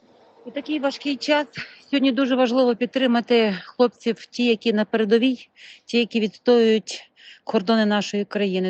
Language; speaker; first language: Ukrainian; native; Ukrainian